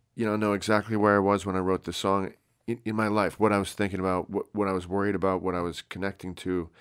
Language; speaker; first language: English; native; English